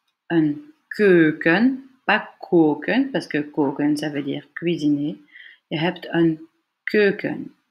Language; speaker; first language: Dutch; non-native, fluent; French